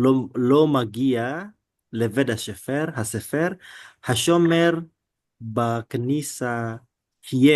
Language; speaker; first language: Hebrew; non-native, learner; Indonesian